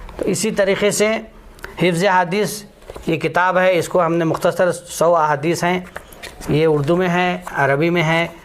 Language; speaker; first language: Urdu; native; Urdu